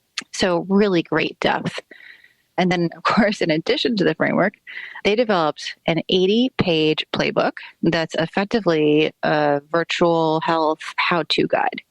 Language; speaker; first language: English; native; English